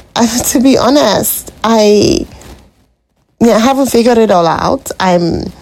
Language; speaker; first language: English; non-native, local second language; Igbo